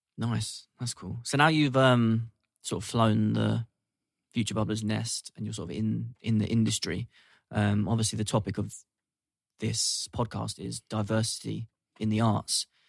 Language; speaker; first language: English; native; English